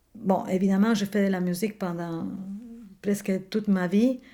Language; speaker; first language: French; non-native, fluent; Spanish